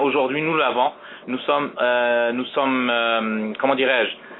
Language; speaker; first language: French; native; French